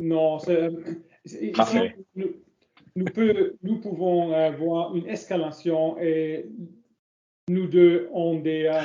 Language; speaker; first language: French; non-native, learner; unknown